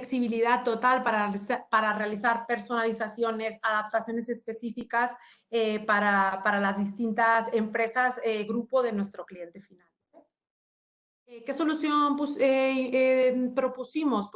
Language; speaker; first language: Spanish; native; Spanish